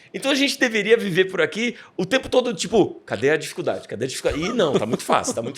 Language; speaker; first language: Portuguese; native; Portuguese